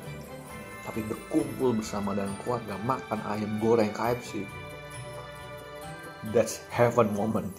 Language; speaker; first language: Indonesian; native; Indonesian